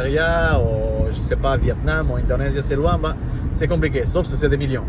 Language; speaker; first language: French; non-native, fluent; Portuguese